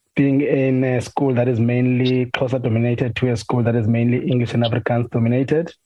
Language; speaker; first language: English; non-native, local second language; Xhosa